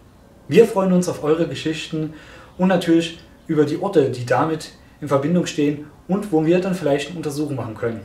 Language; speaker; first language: German; native; German